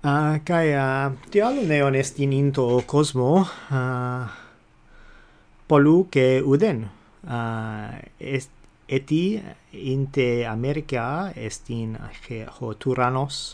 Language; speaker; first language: Greek; non-native, fluent; English